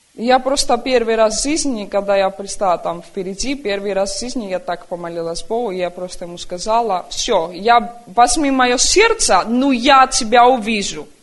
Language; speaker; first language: Russian; early bilingual, heritage; Russian